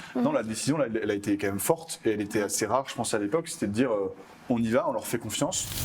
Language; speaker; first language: French; native; French